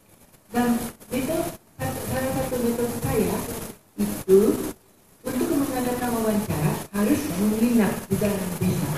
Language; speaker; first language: Indonesian; non-native, fluent; Japanese